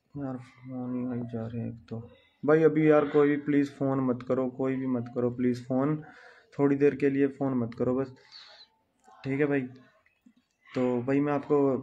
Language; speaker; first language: Hindi; non-native, local second language; Punjabi